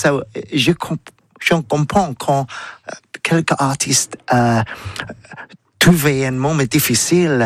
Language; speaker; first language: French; non-native, learner; English